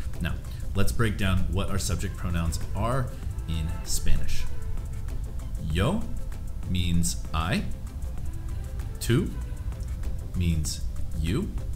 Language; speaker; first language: English; native; English